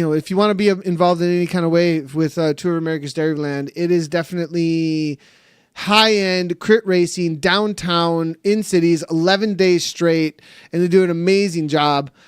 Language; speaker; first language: English; native; English